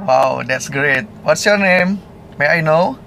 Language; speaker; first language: English; non-native, learner; Indonesian